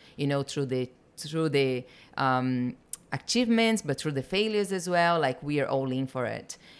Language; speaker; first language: English; non-native, fluent; Portuguese